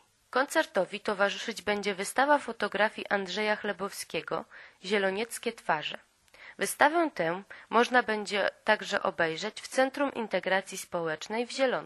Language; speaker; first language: Polish; native; Polish